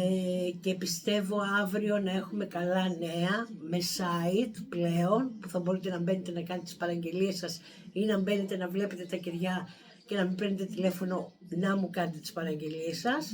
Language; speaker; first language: Greek; native; Greek